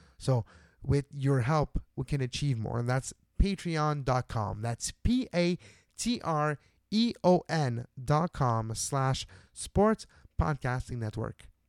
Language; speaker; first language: English; non-native, local second language; French